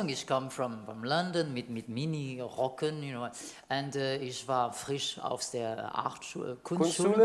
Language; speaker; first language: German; non-native, learner; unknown